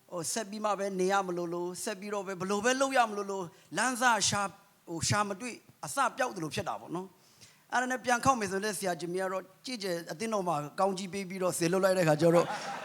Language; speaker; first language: Burmese; non-native, local second language; Kachin